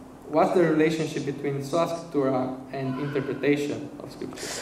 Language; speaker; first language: English; non-native, fluent; Romanian